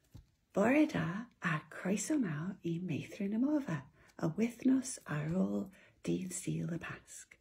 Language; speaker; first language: Welsh; non-native, local second language; English